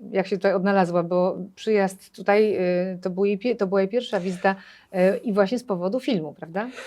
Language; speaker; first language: Polish; native; Polish